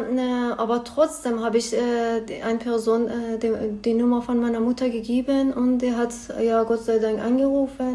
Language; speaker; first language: German; non-native, learner; Persian